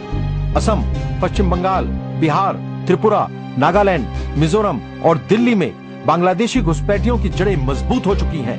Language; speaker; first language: Hindi; native; Hindi